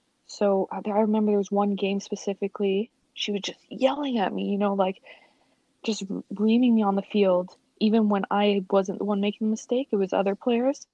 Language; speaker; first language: English; early bilingual, other home language; Spanish